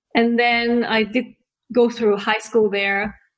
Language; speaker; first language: English; early bilingual, other home language; Indonesian